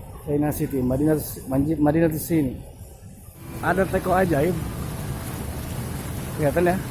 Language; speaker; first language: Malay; non-native, local second language; Sundanese